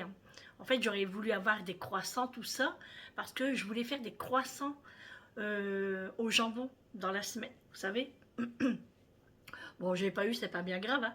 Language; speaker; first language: French; native; French